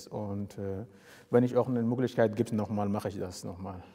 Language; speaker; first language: German; non-native, fluent; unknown